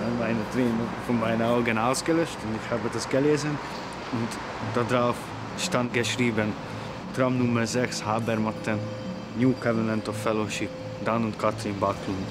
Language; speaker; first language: German; non-native, fluent; Hungarian